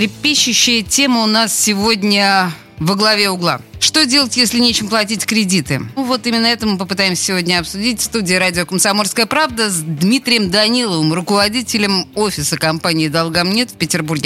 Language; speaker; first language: Russian; native; Russian